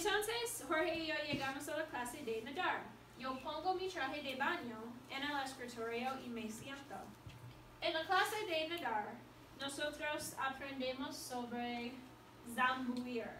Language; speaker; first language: Spanish; non-native, learner; English